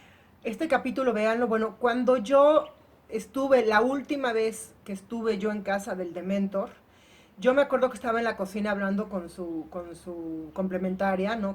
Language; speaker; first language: Spanish; native; Spanish